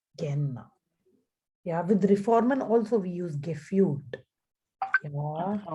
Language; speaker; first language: German; non-native, fluent; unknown